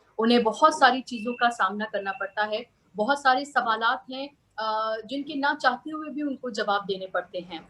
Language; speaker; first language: Urdu; native; Urdu